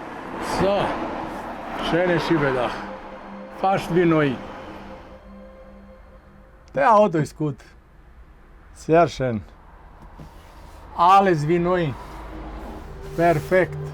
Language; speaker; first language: German; non-native, fluent; Serbian